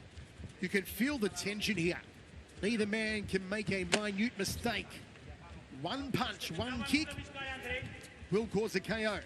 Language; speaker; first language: English; native; English